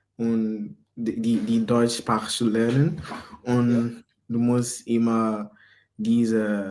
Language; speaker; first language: German; non-native, fluent; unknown